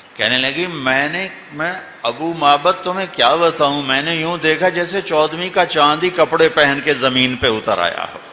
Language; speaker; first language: Urdu; non-native, local second language; Punjabi